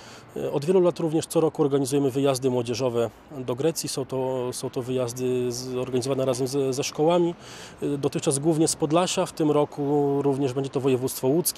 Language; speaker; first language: Polish; native; Polish